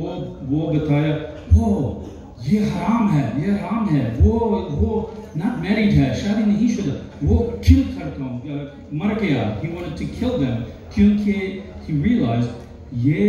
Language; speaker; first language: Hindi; non-native, learner; English